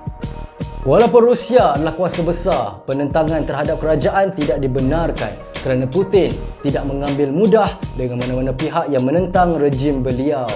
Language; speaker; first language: Malay; native; Malay